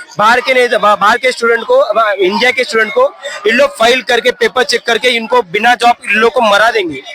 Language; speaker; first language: Hindi; non-native, local second language; Tamil